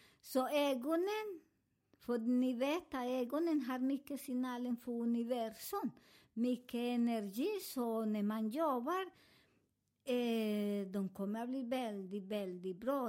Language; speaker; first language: Swedish; non-native, fluent; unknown